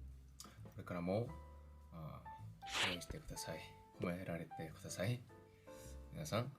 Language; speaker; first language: Japanese; non-native, fluent; Korean